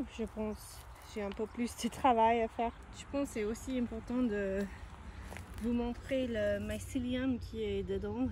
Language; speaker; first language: French; non-native, fluent; English